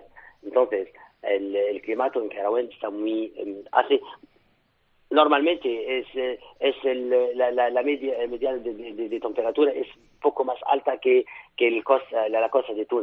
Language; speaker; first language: Spanish; non-native, fluent; Arabic